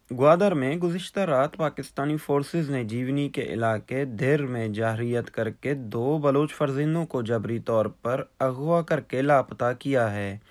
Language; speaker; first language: Urdu; non-native, local second language; Baluchi